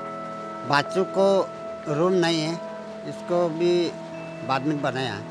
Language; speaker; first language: Hindi; non-native, local second language; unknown